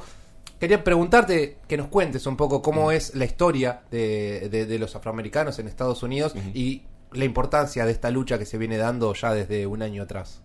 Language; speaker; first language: Spanish; native; Spanish